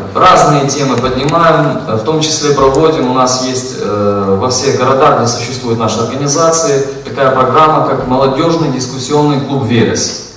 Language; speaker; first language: Russian; non-native, local second language; Ukrainian